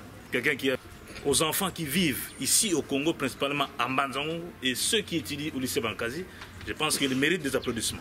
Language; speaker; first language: French; non-native, local second language; Kongo